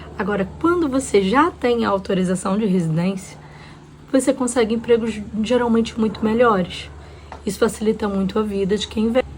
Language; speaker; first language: Portuguese; native; Portuguese